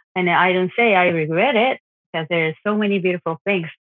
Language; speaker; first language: English; non-native, fluent; Japanese